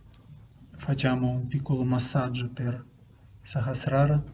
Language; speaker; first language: Italian; non-native, learner; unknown